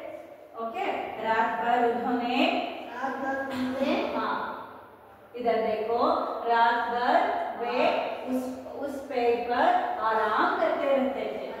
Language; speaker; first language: Hindi; non-native, local second language; Kannada